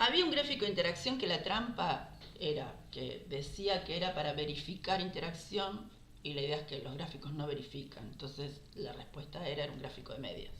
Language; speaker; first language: Spanish; native; Spanish